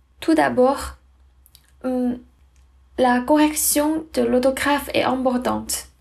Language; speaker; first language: French; non-native, fluent; Chinese